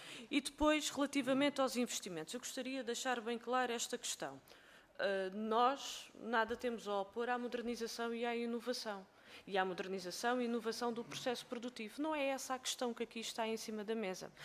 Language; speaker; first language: Portuguese; native; Portuguese